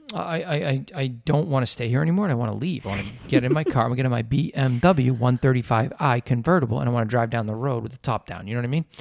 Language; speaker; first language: English; native; English